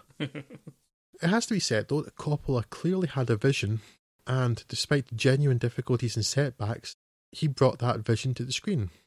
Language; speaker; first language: English; native; English